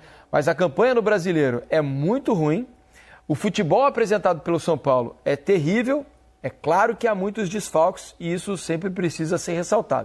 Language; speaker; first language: Portuguese; native; Portuguese